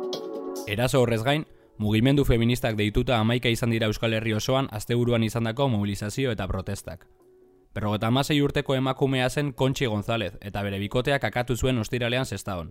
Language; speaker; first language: Basque; native; Basque